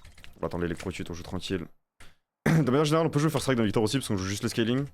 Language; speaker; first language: French; native; French